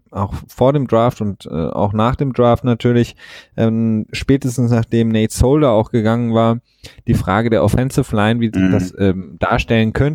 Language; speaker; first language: German; native; German